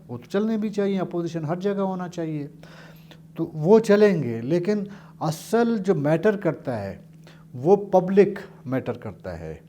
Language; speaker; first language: Urdu; non-native, local second language; Baluchi